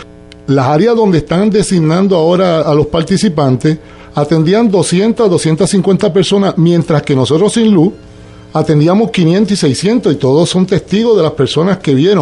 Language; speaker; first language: Spanish; native; Spanish